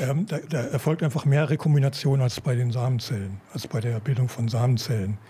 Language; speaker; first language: German; native; German